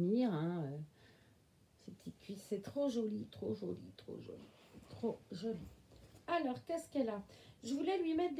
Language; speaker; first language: French; native; French